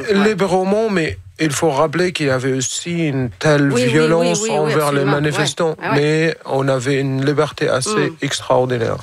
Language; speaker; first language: French; non-native, fluent; Arabic